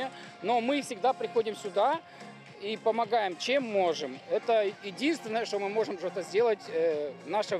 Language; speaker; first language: Russian; native; Russian